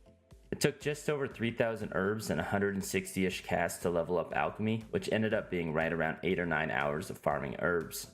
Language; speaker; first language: English; native; English